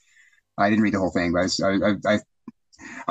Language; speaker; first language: English; native; English